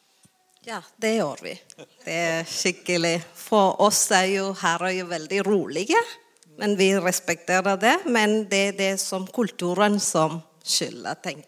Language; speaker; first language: Norwegian; non-native, learner; Tamil